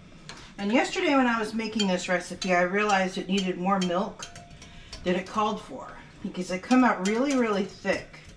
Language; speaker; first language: English; native; English